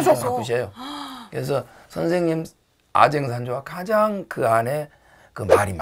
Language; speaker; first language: Korean; native; Korean